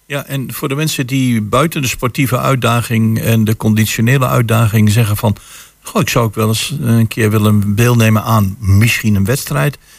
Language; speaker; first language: Dutch; native; Dutch